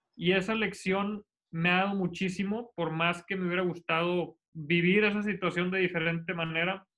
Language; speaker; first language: Spanish; native; Spanish